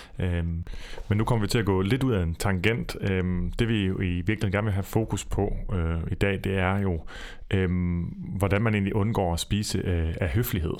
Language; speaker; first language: Danish; native; Danish